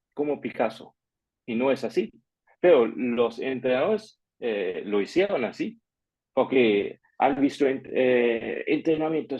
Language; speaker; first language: Spanish; non-native, fluent; German